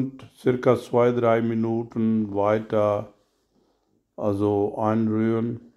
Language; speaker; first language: German; non-native, learner; Urdu